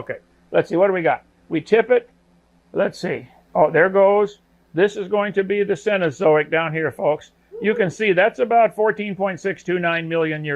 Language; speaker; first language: English; native; English